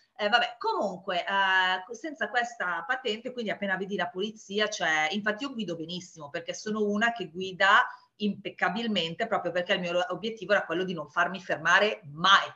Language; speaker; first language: Italian; native; Italian